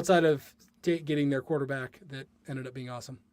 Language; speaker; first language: English; native; English